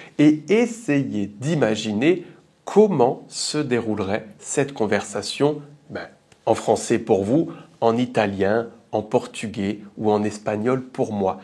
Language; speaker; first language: French; native; French